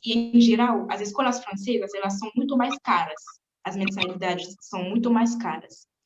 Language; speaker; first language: Portuguese; non-native, fluent; French